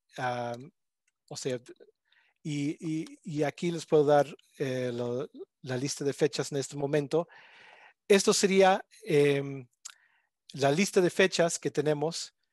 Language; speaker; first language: Spanish; non-native, fluent; English